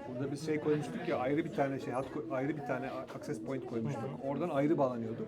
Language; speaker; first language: Turkish; native; Turkish